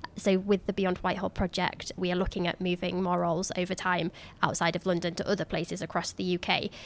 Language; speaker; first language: English; native; English